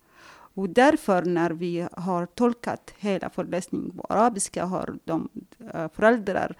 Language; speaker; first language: Swedish; non-native, fluent; Arabic